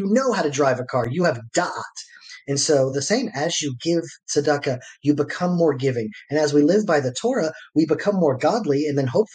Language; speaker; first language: English; native; English